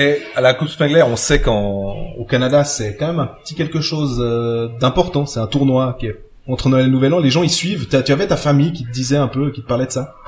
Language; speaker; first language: French; native; French